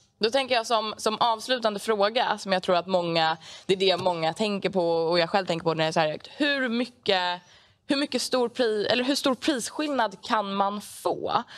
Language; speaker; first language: Swedish; native; Swedish